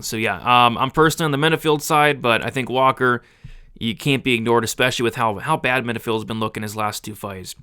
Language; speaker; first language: English; native; English